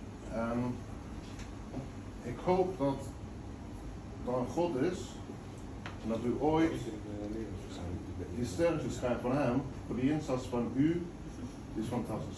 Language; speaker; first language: Dutch; non-native, fluent; Norwegian